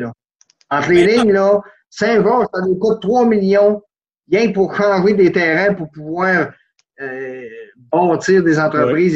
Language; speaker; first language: French; native; French